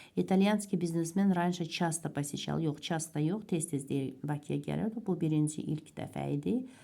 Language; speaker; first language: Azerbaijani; native; Azerbaijani